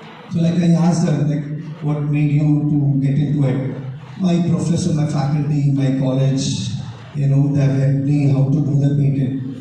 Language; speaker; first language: English; non-native, local second language; Telugu